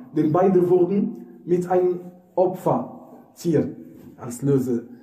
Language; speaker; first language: German; non-native, fluent; Arabic